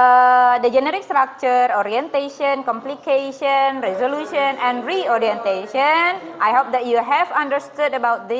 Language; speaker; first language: English; non-native, fluent; Indonesian